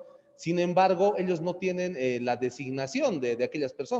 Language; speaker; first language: Spanish; native; Spanish